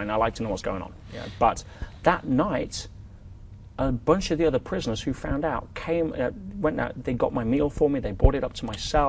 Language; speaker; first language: English; native; English